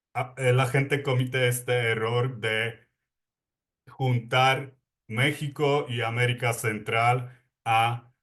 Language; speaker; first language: Spanish; non-native, fluent; Polish